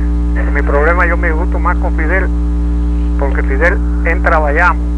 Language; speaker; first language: Spanish; native; Spanish